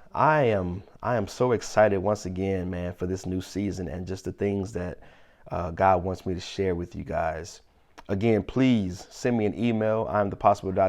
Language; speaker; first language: English; native; English